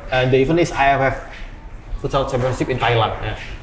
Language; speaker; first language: English; non-native, learner; Indonesian